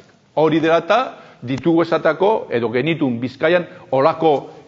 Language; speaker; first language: Basque; native; Basque